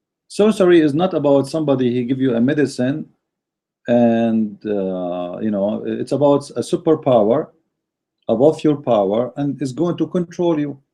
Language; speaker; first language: English; non-native, fluent; Arabic